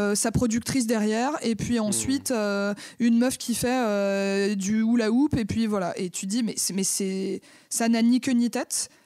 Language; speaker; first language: French; native; French